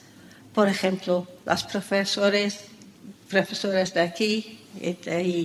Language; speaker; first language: Spanish; non-native, fluent; English